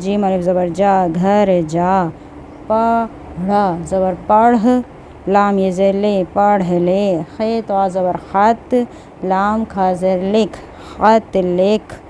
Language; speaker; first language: Hindi; native; Hindi